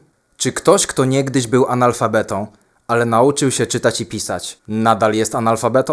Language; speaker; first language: Polish; native; Polish